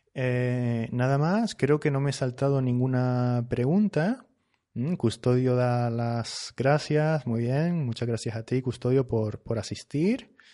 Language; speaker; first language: Spanish; native; Spanish